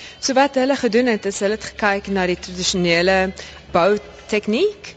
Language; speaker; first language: Afrikaans; early bilingual, heritage; Afrikaans